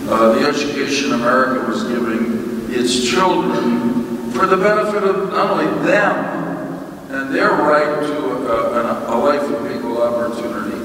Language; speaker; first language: English; native; English